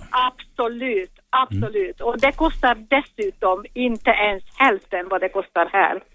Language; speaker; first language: Swedish; non-native, fluent; Hungarian